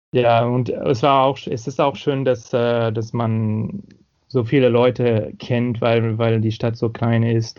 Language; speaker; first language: German; non-native, fluent; English